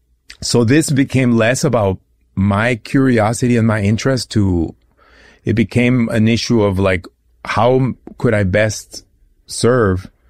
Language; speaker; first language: English; non-native, fluent; Spanish